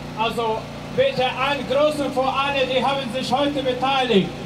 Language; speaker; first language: German; non-native, fluent; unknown